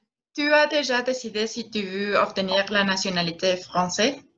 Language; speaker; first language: French; non-native, learner; Spanish